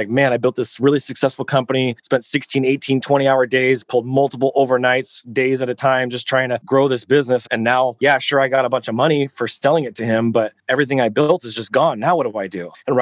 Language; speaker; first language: English; native; English